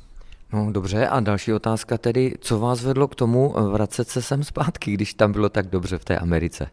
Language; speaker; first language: Czech; native; Czech